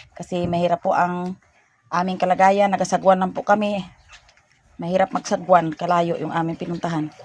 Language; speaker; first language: Filipino; non-native, local second language; Cebuano